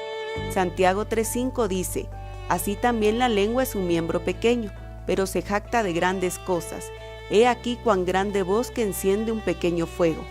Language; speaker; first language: Spanish; native; Spanish